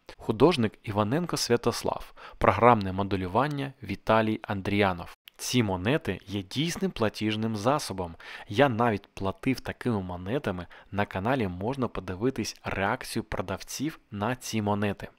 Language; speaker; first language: Ukrainian; non-native, local second language; Russian